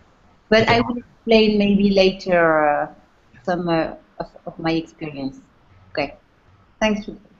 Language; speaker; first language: English; non-native, fluent; French